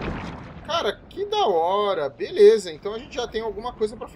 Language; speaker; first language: Portuguese; native; Portuguese